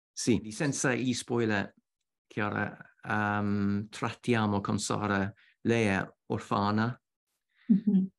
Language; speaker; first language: Italian; non-native, fluent; English